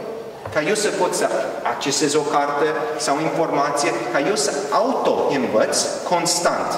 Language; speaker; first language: Romanian; early bilingual, heritage; Romanian